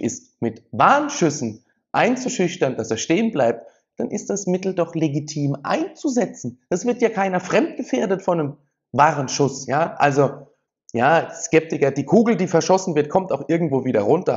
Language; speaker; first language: German; native; German